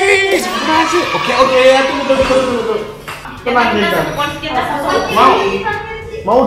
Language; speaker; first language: Indonesian; non-native, fluent; Japanese